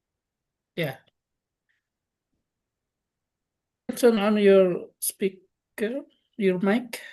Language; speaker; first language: English; non-native, local second language; Indonesian